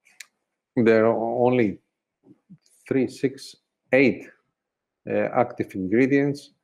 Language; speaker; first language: English; non-native, fluent; Greek